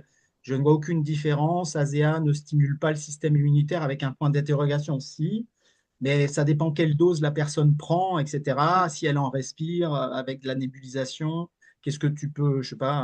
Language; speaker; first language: French; native; French